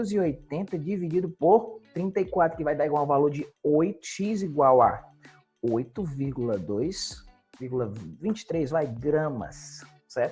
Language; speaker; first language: Portuguese; native; Portuguese